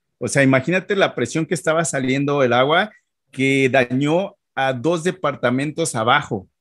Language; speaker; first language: Spanish; native; Spanish